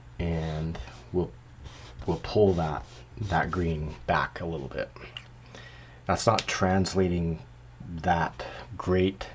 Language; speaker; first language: English; native; English